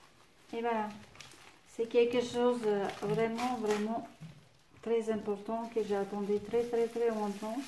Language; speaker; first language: French; non-native, fluent; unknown